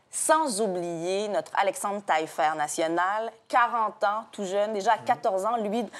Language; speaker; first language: French; native; French